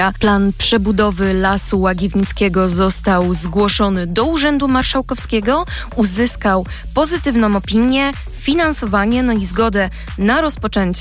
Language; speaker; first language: Polish; native; Polish